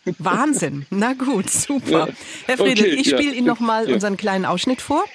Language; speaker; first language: German; native; German